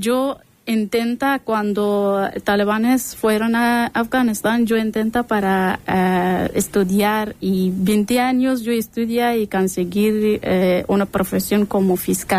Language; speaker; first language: Spanish; non-native, learner; Persian